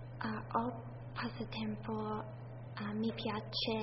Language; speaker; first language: Italian; non-native, learner; English